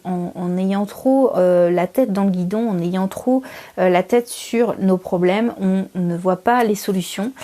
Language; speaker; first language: French; native; French